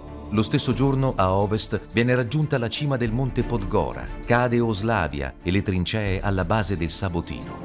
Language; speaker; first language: Italian; native; Italian